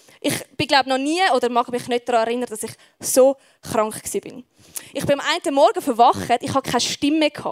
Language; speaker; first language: German; native; German